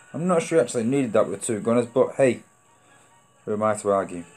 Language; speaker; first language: English; native; English